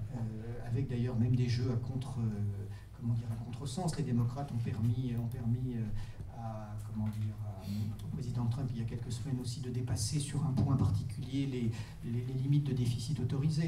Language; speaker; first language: French; native; French